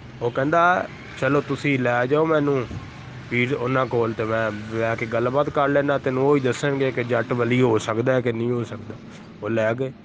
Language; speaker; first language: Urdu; non-native, local second language; Punjabi